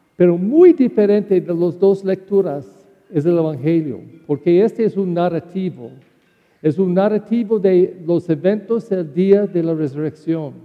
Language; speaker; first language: Spanish; non-native, learner; English